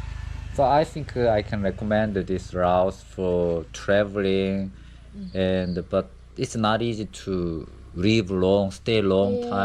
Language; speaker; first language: English; non-native, learner; Korean